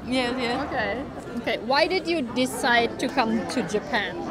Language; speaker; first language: English; non-native, fluent; German